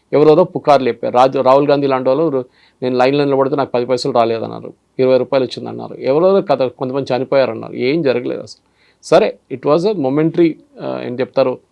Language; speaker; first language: Telugu; non-native, fluent; Malayalam